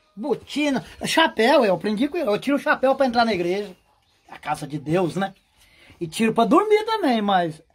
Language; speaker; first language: Portuguese; native; Portuguese